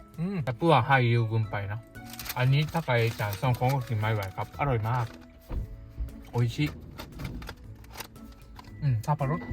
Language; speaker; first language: Thai; non-native, learner; Japanese